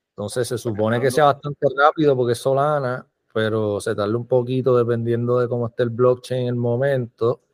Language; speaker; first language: Spanish; native; Spanish